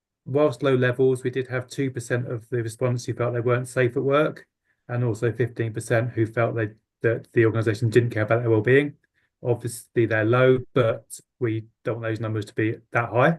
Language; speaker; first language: English; native; English